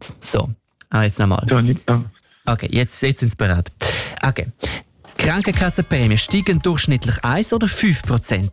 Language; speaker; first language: German; native; German